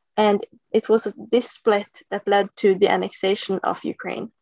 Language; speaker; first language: English; non-native, fluent; Norwegian